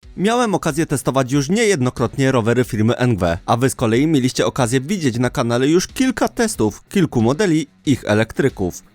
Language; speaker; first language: Polish; native; Polish